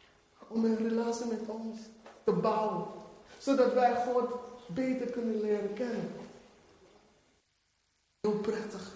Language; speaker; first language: Dutch; non-native, fluent; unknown